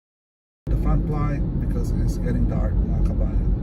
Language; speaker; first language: English; non-native, local second language; Filipino